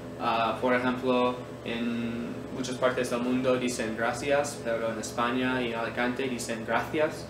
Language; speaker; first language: Spanish; non-native, learner; English